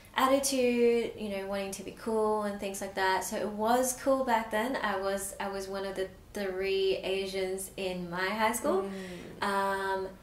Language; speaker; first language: English; native; English